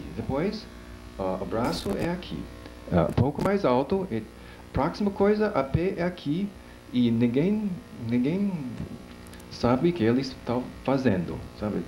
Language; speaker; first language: Portuguese; non-native, fluent; English